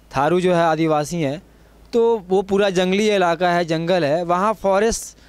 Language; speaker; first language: Hindi; native; Hindi